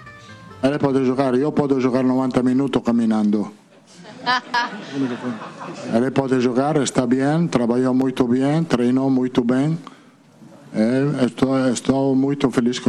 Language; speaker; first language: Portuguese; non-native, fluent; Italian